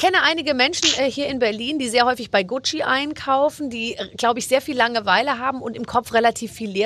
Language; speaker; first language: German; native; German